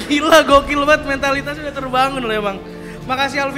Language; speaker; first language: Indonesian; native; Indonesian